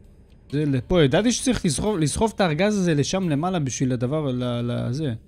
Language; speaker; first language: Hebrew; native; Hebrew